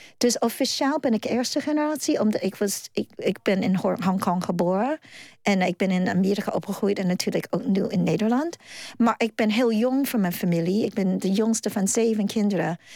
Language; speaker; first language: Dutch; non-native, fluent; Cantonese